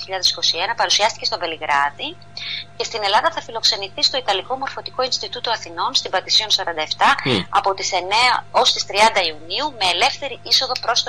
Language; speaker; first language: Greek; native; Greek